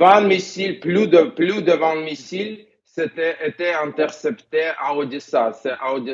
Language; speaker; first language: French; non-native, learner; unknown